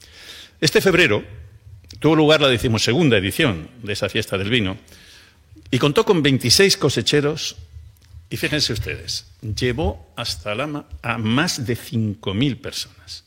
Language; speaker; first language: Spanish; native; Spanish